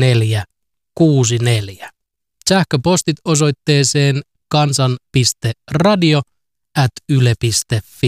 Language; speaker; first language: Finnish; native; Finnish